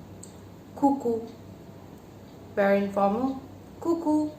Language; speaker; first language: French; non-native, fluent; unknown